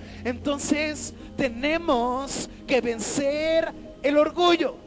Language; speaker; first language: Spanish; native; Spanish